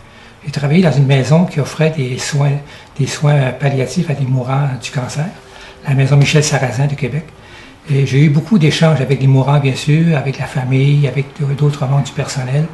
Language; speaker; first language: French; native; French